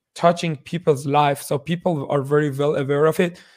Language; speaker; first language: English; non-native, fluent; Persian